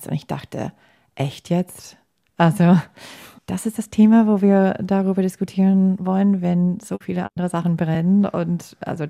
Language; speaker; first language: German; non-native, fluent; English